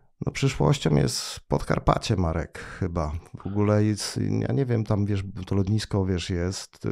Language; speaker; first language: Polish; native; Polish